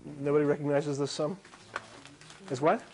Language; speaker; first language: English; native; English